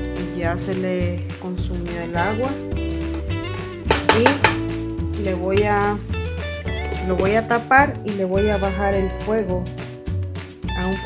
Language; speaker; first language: Spanish; native; Spanish